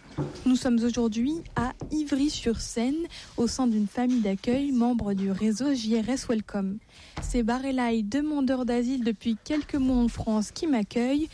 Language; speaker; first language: French; native; French